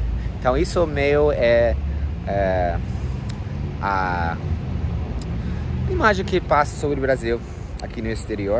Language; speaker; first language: Portuguese; non-native, fluent; English